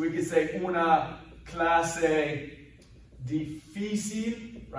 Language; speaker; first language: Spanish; non-native, fluent; English